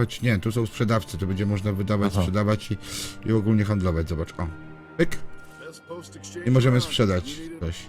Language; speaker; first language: Polish; native; Polish